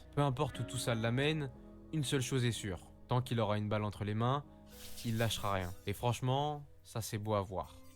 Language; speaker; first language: French; native; French